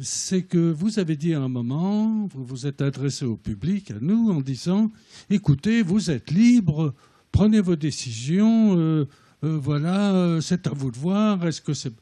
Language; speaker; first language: French; native; French